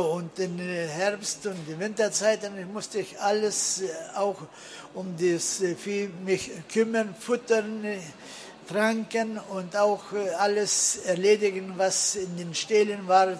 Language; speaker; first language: German; early bilingual, heritage; German